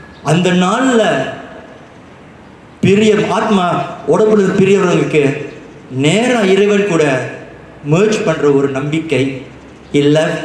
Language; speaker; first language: Tamil; native; Tamil